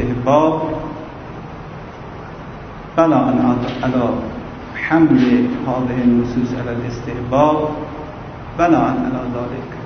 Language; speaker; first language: Arabic; non-native, fluent; Persian